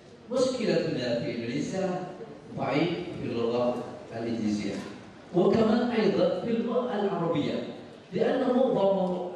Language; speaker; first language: Arabic; non-native, fluent; Indonesian